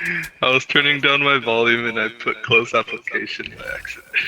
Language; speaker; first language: English; native; English